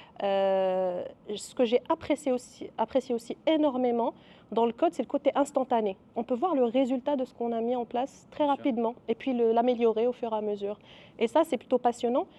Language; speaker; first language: French; non-native, local second language; Arabic